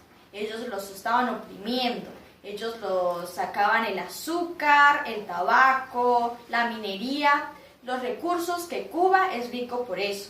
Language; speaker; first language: Spanish; native; Spanish